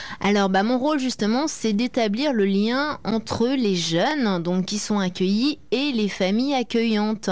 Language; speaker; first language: French; native; French